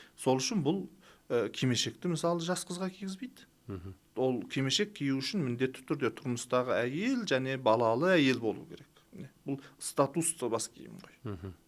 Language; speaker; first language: Kazakh; early bilingual, heritage; Kazakh